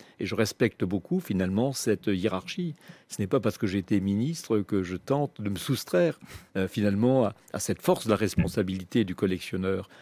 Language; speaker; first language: French; native; French